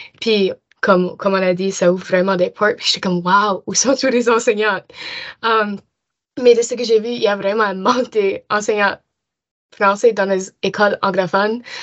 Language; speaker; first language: French; non-native, local second language; English